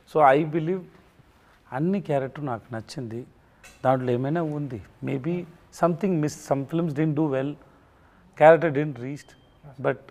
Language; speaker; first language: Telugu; non-native, learner; Tamil